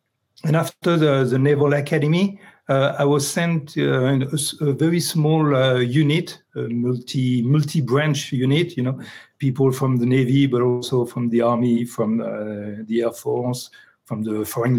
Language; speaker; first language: English; non-native, fluent; French